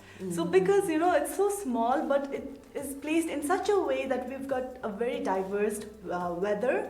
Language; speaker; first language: English; non-native, local second language; Nepali